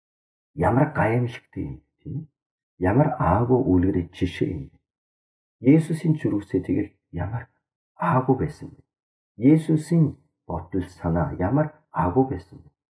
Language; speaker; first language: Mongolian; non-native, fluent; Korean